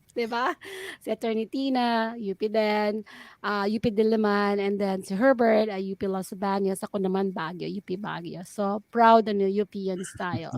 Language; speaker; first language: Filipino; non-native, local second language; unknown